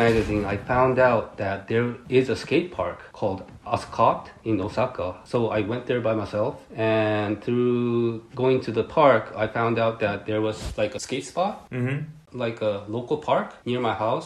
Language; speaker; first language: English; early bilingual, other home language; Japanese